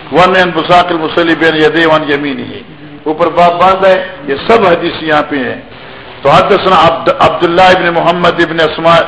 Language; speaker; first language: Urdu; non-native, local second language; Pashto